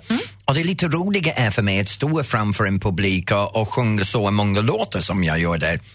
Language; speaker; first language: Swedish; non-native, fluent; English